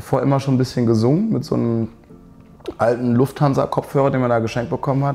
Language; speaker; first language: German; native; German